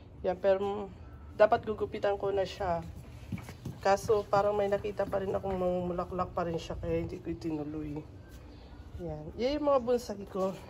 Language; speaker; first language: Filipino; native; Filipino